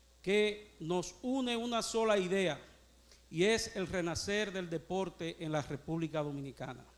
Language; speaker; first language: Spanish; native; Spanish